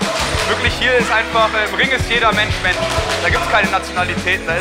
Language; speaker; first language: German; native; German